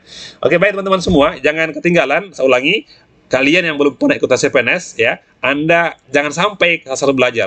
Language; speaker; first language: Indonesian; native; Indonesian